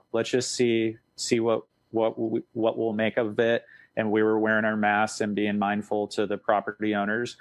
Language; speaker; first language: English; native; English